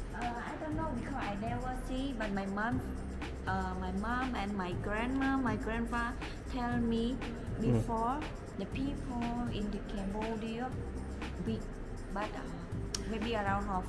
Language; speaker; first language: English; non-native, learner; Khmer